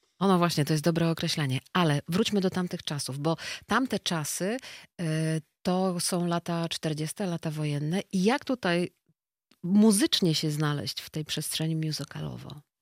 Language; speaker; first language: Polish; native; Polish